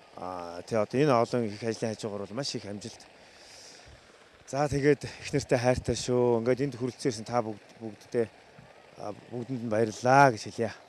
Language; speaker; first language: Mongolian; native; Mongolian